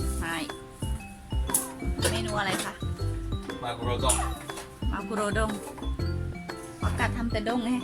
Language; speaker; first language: Thai; native; Thai